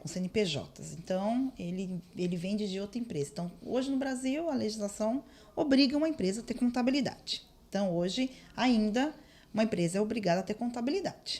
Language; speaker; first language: Portuguese; native; Portuguese